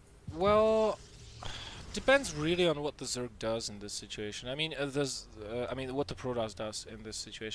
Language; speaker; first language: English; non-native, fluent; Dutch